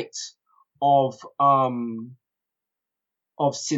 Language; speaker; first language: English; native; English